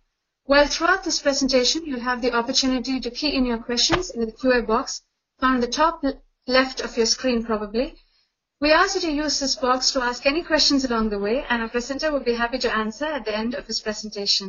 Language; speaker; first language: English; non-native, local second language; Tamil